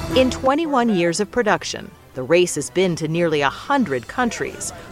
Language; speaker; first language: English; native; English